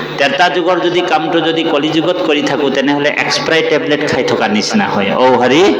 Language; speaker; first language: Assamese; native; Assamese